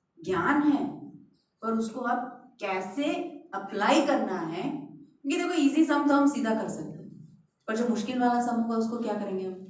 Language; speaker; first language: Hindi; non-native, local second language; Malayalam